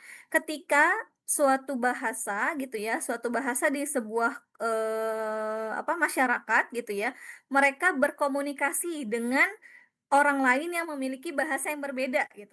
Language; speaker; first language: Indonesian; native; Indonesian